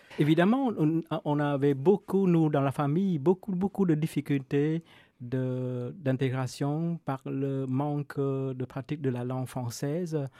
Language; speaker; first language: French; non-native, fluent; Vietnamese